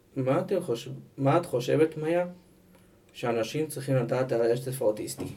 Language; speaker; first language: Hebrew; native; Hebrew